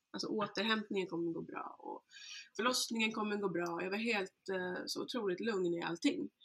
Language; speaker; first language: Swedish; early bilingual, other home language; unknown